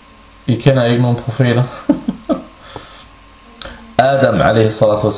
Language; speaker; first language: Danish; non-native, local second language; Arabic